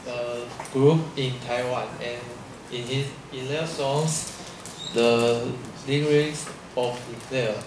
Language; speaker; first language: English; non-native, learner; Chinese